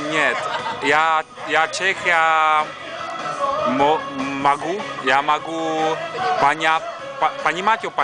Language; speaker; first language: Russian; non-native, learner; Czech